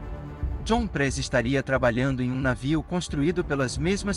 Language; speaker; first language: Portuguese; native; Portuguese